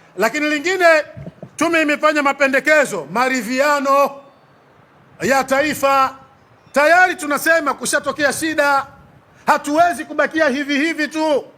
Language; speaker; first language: Swahili; native; Swahili